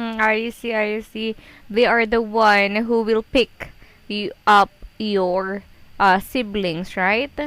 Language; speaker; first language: English; non-native, fluent; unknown